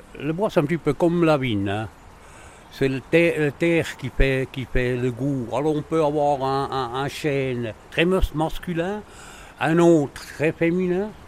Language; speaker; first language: French; non-native, local second language; Swiss German